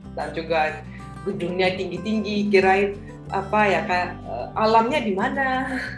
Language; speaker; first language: Indonesian; non-native, fluent; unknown